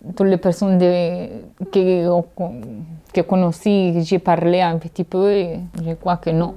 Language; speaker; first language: French; non-native, learner; Italian